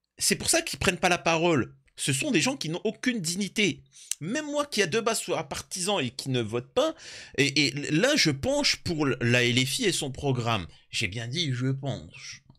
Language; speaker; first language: French; native; French